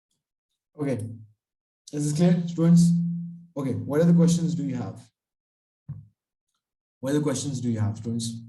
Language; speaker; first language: English; non-native, local second language; Urdu